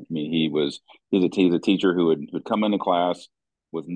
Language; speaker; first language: English; native; English